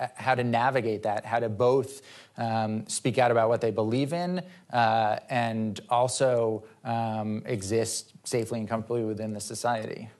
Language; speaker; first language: English; native; English